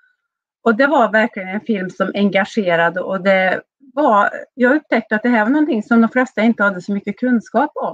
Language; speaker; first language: Swedish; native; Swedish